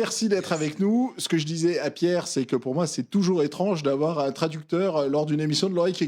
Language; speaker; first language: French; native; French